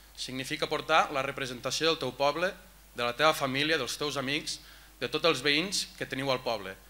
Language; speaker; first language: Catalan; native; Catalan